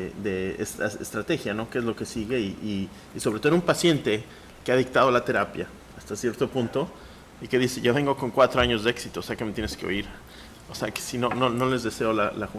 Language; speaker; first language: Spanish; native; Spanish